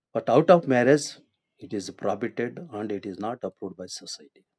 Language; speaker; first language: English; non-native, local second language; Kannada